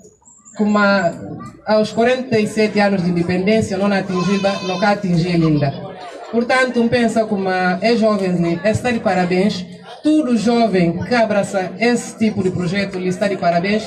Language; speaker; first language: Portuguese; non-native, local second language; Upper Guinea Crioulo